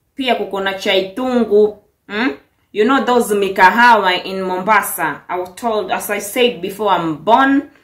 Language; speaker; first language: English; non-native, local second language; Swahili